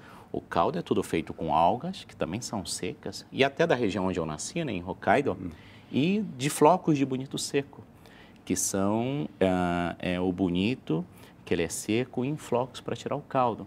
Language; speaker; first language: Portuguese; early bilingual, other home language; Japanese